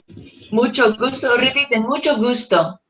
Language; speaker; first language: Spanish; non-native, learner; English